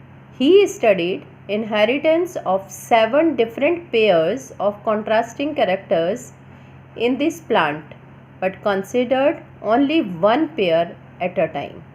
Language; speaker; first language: English; non-native, local second language; Gujarati